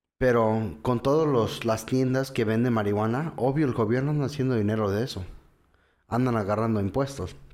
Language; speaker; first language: Spanish; early bilingual, heritage; English